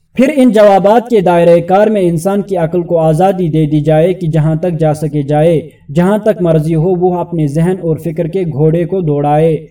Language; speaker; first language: Urdu; native; Urdu